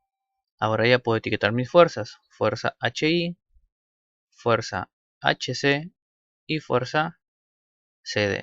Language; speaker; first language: Spanish; native; Spanish